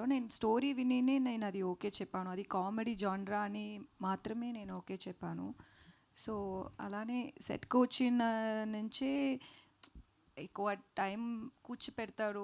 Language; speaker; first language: Telugu; non-native, learner; Tamil